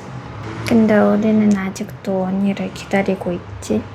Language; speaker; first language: Korean; non-native, fluent; Russian